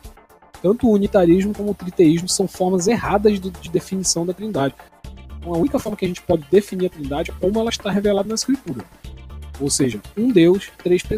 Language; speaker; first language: Portuguese; native; Portuguese